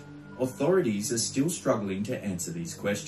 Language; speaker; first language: English; native; English